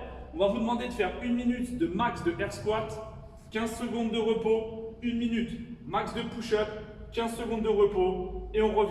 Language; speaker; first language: French; native; French